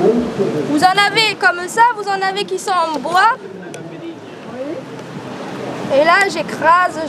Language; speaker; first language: French; native; French